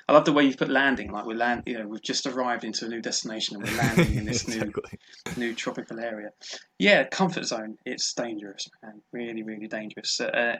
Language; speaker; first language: English; native; English